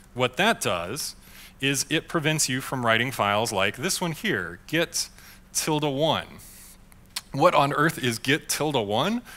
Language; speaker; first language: English; native; English